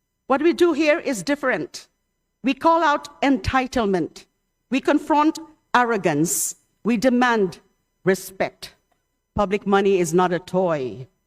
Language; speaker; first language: English; non-native, local second language; Filipino